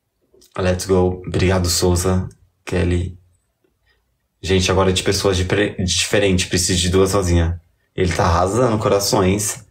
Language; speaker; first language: Portuguese; native; Portuguese